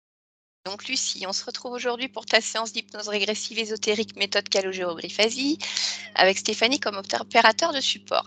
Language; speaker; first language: French; native; French